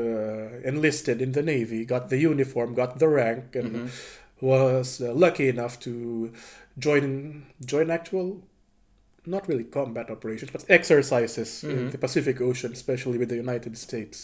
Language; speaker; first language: English; non-native, local second language; Filipino